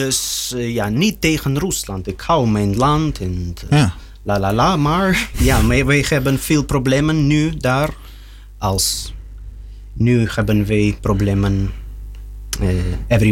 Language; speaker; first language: Dutch; non-native, learner; Russian